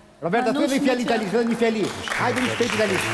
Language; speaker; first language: Albanian; native; Albanian